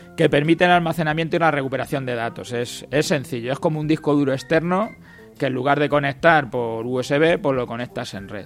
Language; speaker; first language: Spanish; native; Spanish